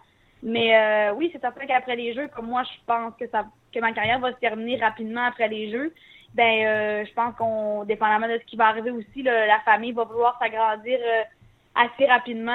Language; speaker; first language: French; native; French